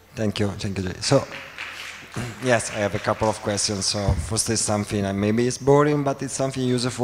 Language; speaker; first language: English; non-native, fluent; Italian